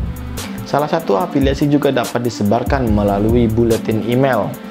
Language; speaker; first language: Indonesian; native; Indonesian